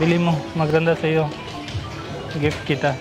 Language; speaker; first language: Filipino; non-native, learner; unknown